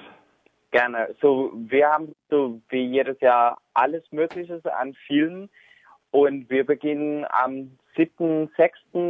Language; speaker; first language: German; non-native, fluent; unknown